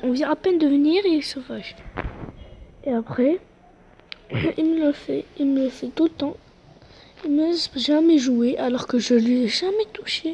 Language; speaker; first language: French; non-native, local second language; Arabic